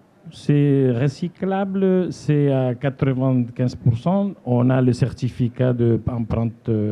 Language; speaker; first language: French; non-native, fluent; Spanish